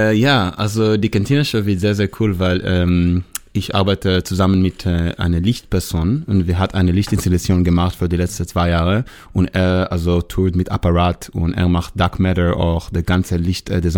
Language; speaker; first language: German; non-native, learner; Hebrew